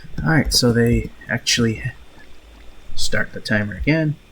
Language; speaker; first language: English; native; English